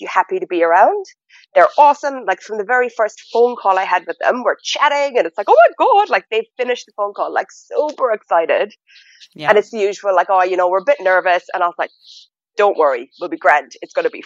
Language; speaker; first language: English; native; English